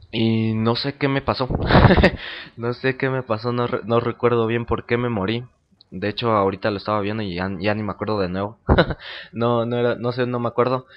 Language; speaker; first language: Spanish; native; Spanish